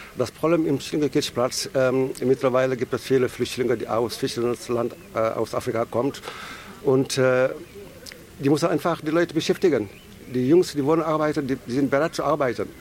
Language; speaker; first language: German; non-native, fluent; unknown